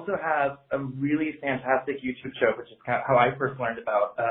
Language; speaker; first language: English; native; English